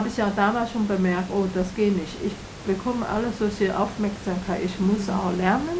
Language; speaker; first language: German; non-native, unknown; Chinese